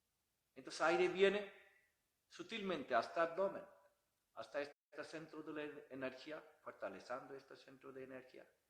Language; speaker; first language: Spanish; non-native, learner; Bangla